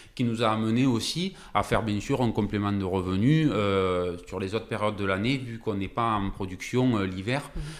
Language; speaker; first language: French; native; French